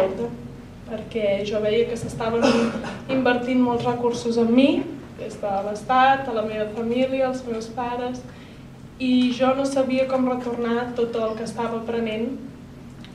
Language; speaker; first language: Catalan; native; Catalan